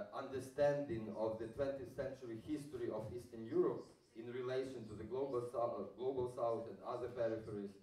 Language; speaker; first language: English; non-native, fluent; Ukrainian